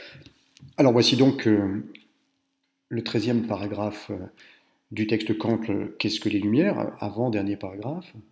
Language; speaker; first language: French; native; French